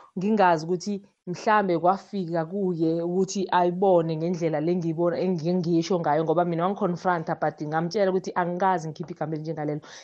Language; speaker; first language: Zulu; non-native, local second language; South Ndebele